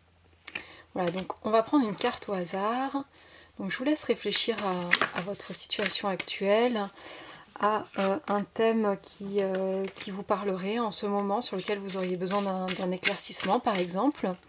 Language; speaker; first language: French; native; French